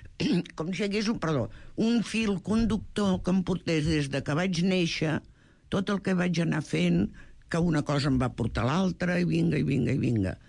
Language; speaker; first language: Catalan; native; Catalan